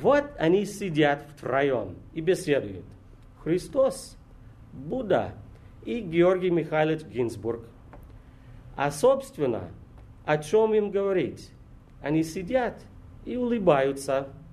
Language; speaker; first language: Russian; non-native, fluent; English